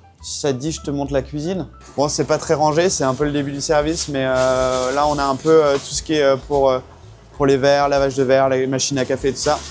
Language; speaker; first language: French; native; French